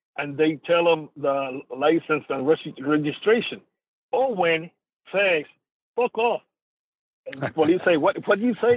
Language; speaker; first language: English; non-native, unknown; Spanish